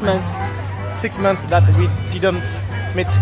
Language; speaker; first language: English; non-native, learner; French